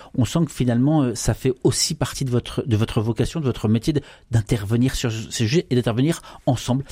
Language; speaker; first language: French; native; French